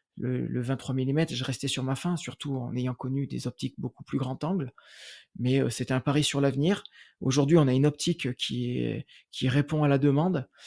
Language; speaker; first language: French; native; French